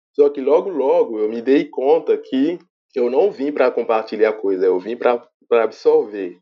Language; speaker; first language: Portuguese; non-native, fluent; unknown